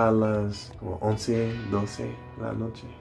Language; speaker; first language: Spanish; non-native, learner; English